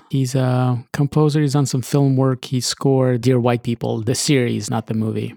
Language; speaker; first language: English; early bilingual, other home language; Russian